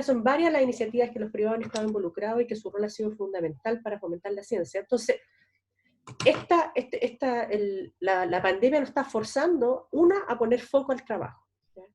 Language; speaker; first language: Spanish; native; Spanish